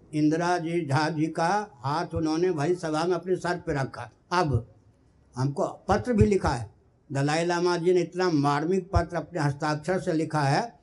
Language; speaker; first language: Hindi; non-native, local second language; Maithili